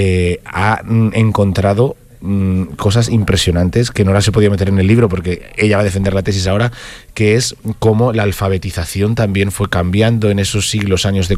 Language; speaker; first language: Spanish; native; Spanish